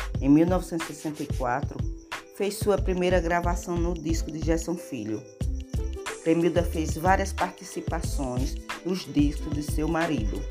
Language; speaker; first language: Portuguese; native; Portuguese